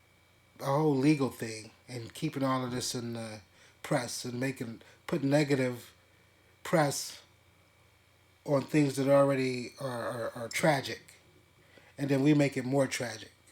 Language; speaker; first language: English; native; English